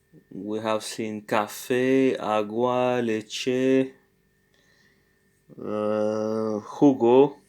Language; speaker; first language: Spanish; non-native, learner; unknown